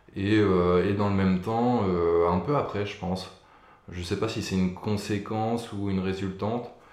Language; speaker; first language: French; native; French